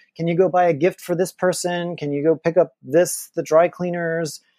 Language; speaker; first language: English; native; English